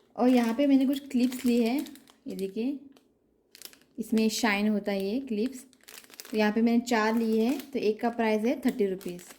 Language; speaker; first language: Hindi; non-native, local second language; Konkani